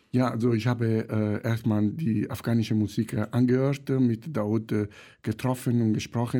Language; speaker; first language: German; non-native, fluent; Italian